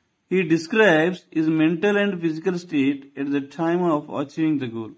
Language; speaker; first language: English; non-native, local second language; Telugu